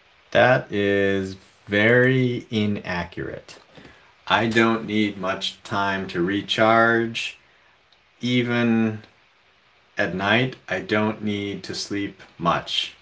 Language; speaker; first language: English; native; English